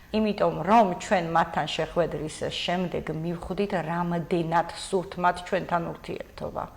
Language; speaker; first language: Georgian; native; Georgian